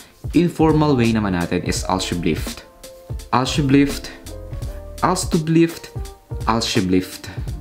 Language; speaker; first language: Dutch; non-native, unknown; Filipino